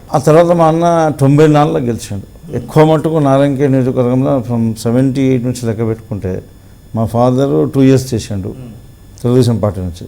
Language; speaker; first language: Telugu; native; Telugu